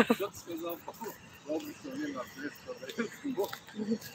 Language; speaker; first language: Russian; non-native, fluent; Tajik